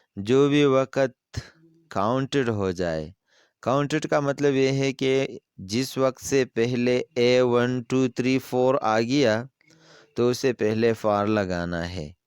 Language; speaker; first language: Urdu; non-native, local second language; Pashto